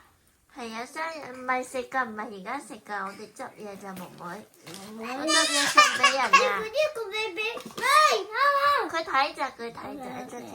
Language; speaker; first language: Cantonese; early bilingual, heritage; Cantonese